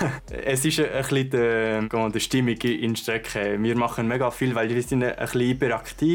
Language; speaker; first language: German; non-native, local second language; French